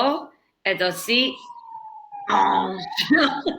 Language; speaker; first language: French; non-native, learner; English